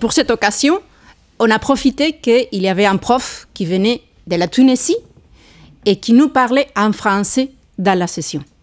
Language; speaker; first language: French; non-native, fluent; Spanish